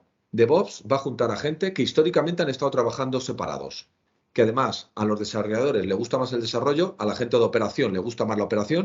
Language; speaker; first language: Spanish; native; Spanish